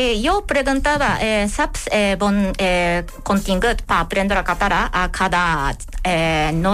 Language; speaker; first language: Catalan; non-native, learner; Japanese